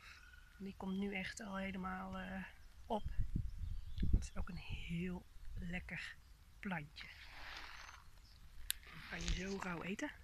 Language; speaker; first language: Dutch; native; Dutch